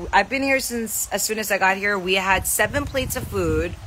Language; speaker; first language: English; native; English